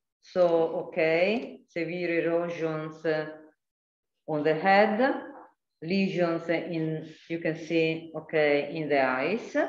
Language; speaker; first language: English; non-native, fluent; Italian